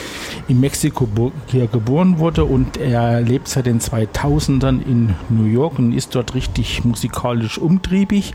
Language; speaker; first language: German; native; German